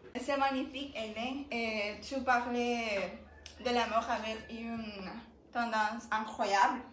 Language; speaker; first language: French; non-native, learner; Spanish